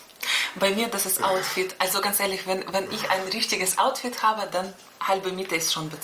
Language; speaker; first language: German; non-native, fluent; Russian